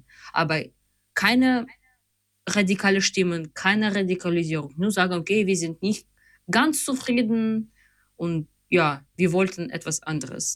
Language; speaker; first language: German; non-native, fluent; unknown